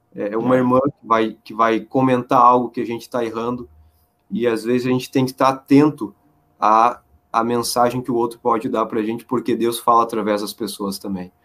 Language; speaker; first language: Portuguese; native; Portuguese